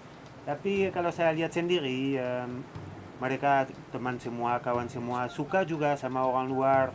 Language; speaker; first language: Indonesian; non-native, fluent; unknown